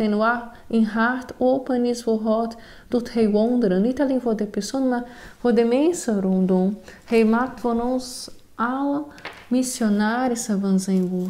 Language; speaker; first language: Dutch; non-native, fluent; Portuguese